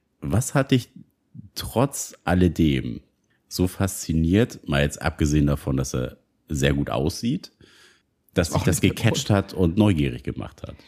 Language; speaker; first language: German; native; German